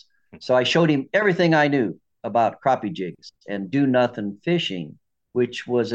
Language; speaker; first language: English; native; English